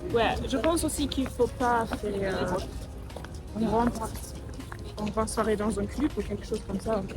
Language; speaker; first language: French; non-native, fluent; German